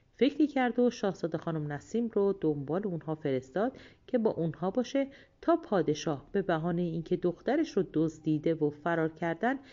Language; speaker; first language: Persian; native; Persian